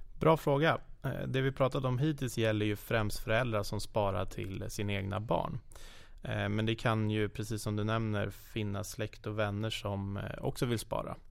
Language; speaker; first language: Swedish; native; Swedish